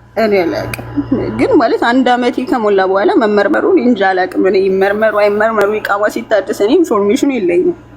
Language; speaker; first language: Amharic; native; Amharic